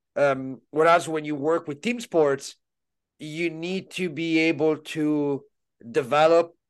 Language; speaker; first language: English; non-native, fluent; Italian